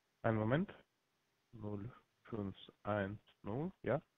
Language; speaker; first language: German; non-native, learner; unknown